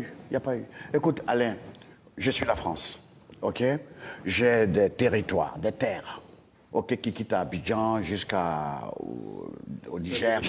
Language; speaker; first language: French; non-native, local second language; Dyula